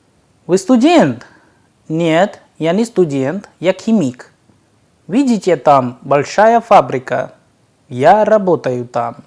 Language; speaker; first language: Russian; non-native, fluent; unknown